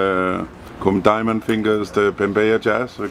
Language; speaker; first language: French; non-native, learner; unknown